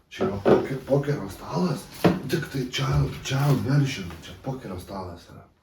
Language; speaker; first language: Lithuanian; native; Lithuanian